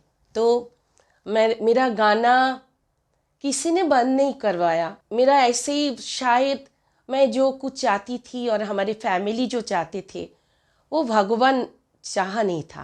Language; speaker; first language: Hindi; non-native, local second language; Bangla